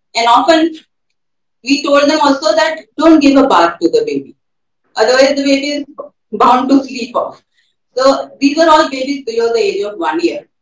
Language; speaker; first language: English; non-native, local second language; Marathi